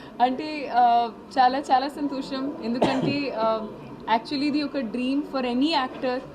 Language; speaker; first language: Telugu; non-native, learner; Hindi